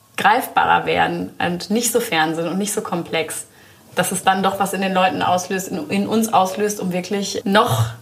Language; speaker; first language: German; native; German